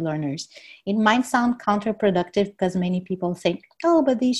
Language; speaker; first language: English; non-native, fluent; Portuguese